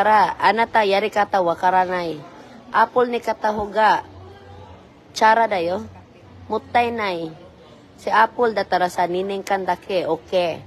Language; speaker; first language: Japanese; non-native, learner; Filipino